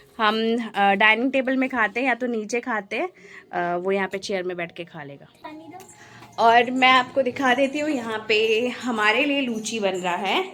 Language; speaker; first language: Hindi; non-native, local second language; Bangla